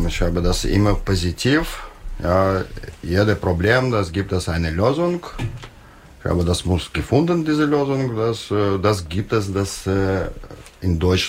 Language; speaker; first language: German; non-native, learner; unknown